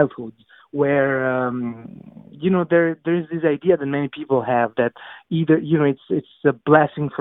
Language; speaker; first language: English; non-native, fluent; Italian